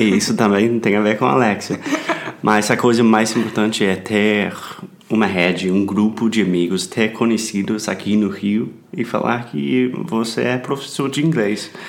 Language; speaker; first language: Portuguese; non-native, fluent; English